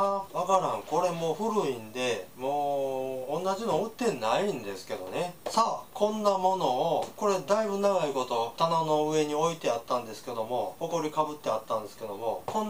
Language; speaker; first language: Japanese; native; Japanese